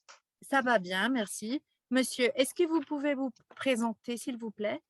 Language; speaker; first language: French; non-native, fluent; Spanish